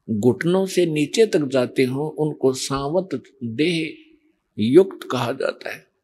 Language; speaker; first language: Hindi; native; Hindi